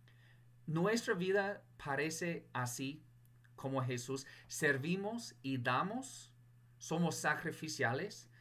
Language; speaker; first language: Spanish; non-native, fluent; English